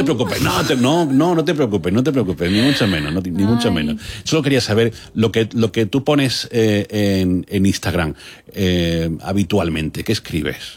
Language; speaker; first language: Spanish; native; Spanish